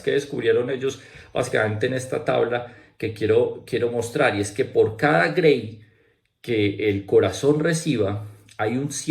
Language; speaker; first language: Spanish; native; Spanish